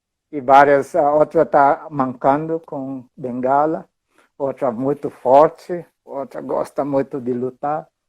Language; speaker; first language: Portuguese; non-native, fluent; Filipino